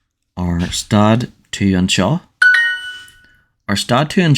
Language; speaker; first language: Irish; non-native, learner; English